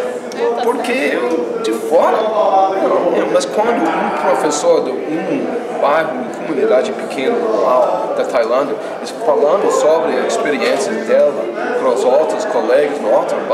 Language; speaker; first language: Portuguese; non-native, fluent; English